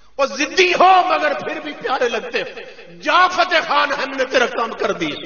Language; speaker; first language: Urdu; native; Urdu